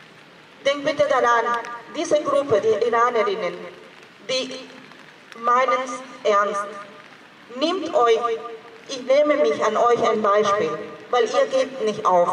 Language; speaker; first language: German; non-native, fluent; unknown